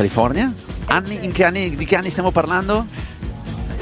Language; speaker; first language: Italian; native; Italian